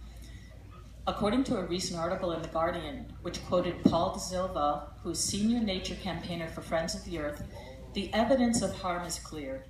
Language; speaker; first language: English; native; English